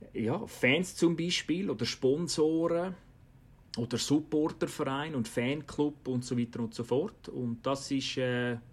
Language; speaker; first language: German; native; German